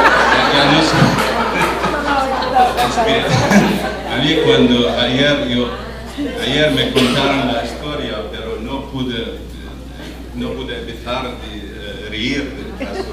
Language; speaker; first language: Spanish; non-native, fluent; Arabic